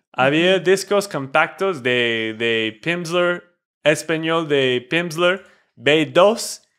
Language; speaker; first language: Spanish; non-native, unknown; English